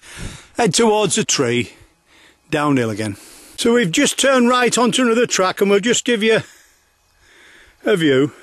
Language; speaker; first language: English; native; English